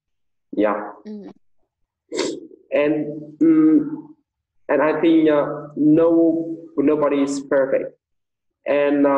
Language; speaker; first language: English; non-native, fluent; Vietnamese